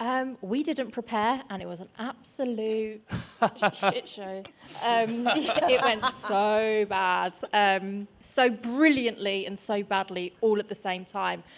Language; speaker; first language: English; native; English